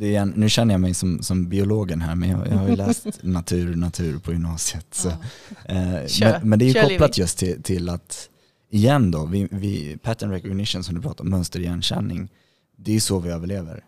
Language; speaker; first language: Swedish; native; Swedish